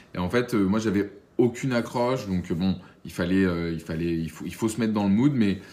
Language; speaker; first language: French; native; French